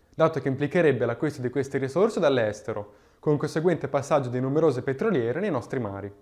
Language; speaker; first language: Italian; native; Italian